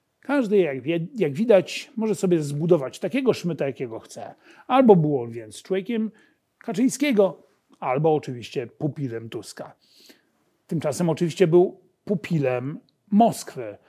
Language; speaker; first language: Polish; native; Polish